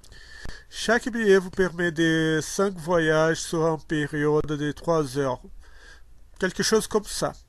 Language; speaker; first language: French; non-native, learner; Portuguese